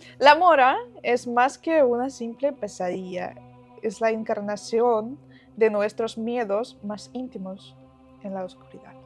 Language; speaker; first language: Spanish; non-native, fluent; Ukrainian